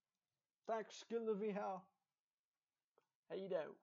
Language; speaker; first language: Swedish; non-native, learner; English